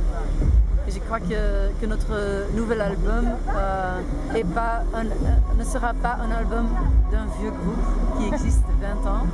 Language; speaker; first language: French; non-native, local second language; Dutch